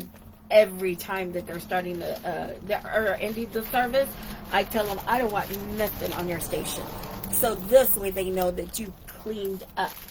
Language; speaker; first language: English; native; English